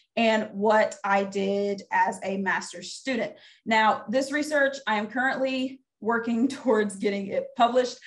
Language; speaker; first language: English; native; English